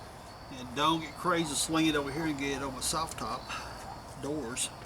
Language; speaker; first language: English; native; English